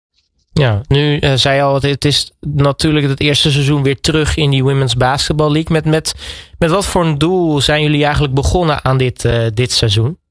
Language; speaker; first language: Dutch; native; Dutch